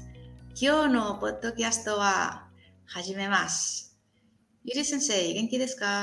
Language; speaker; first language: Japanese; non-native, learner; Spanish